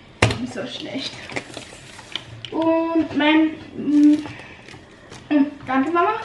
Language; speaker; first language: German; early bilingual, other home language; Turkish